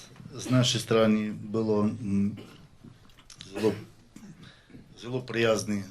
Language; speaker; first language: Slovenian; non-native, learner; Russian